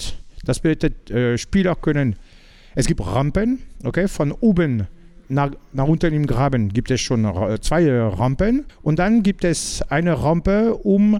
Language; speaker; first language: German; non-native, learner; French